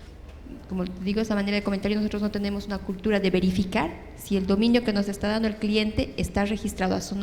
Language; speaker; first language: Spanish; native; Spanish